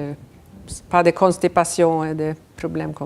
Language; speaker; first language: French; non-native, fluent; Swedish